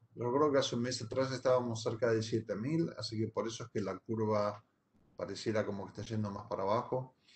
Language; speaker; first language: Spanish; native; Spanish